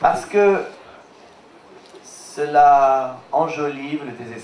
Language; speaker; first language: French; native; French